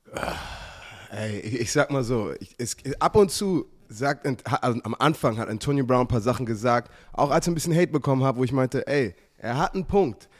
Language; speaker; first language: German; native; German